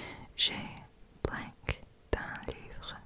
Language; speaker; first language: French; non-native, learner; English